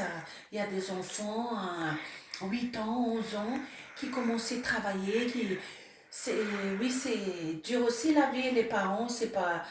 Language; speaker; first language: French; non-native, local second language; Malagasy